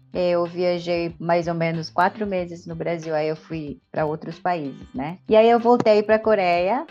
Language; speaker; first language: Portuguese; non-native, fluent; Korean